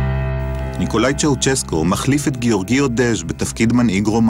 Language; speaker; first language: Hebrew; native; Hebrew